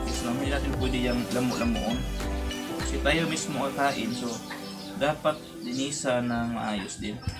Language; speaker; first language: Filipino; non-native, local second language; Cebuano